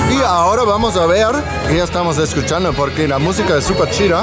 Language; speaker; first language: Spanish; non-native, fluent; German